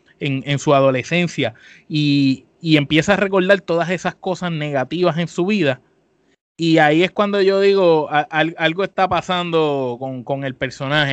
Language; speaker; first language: Spanish; native; Spanish